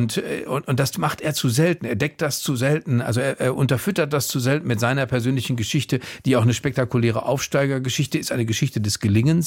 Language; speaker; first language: German; native; German